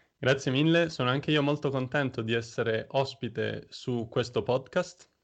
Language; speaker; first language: Italian; native; Italian